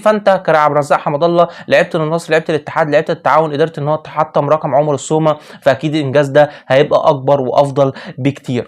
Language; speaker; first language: Arabic; native; Arabic